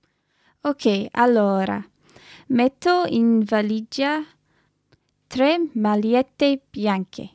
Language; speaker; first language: Italian; non-native, learner; English